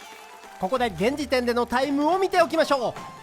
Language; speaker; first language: Japanese; native; Japanese